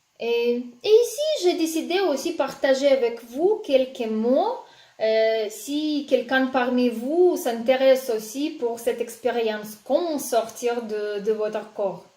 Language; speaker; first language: French; non-native, fluent; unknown